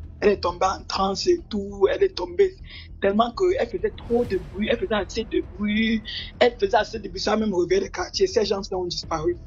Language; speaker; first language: French; native; French